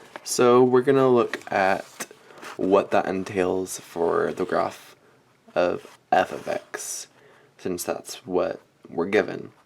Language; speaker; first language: English; native; English